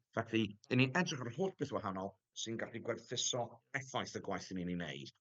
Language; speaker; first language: Welsh; native; Welsh